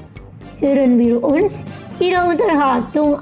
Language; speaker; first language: German; non-native, fluent; Indonesian